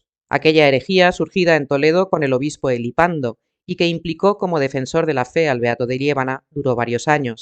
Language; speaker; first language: Spanish; native; Spanish